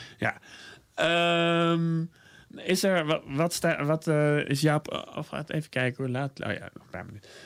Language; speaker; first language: Dutch; native; Dutch